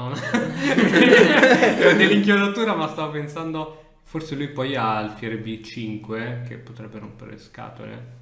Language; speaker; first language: Italian; native; Italian